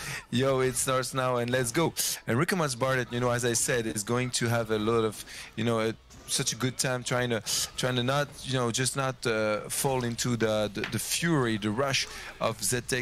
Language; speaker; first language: English; non-native, fluent; French